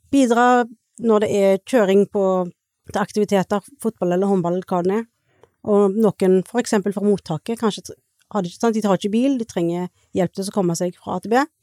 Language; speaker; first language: Norwegian; native; Norwegian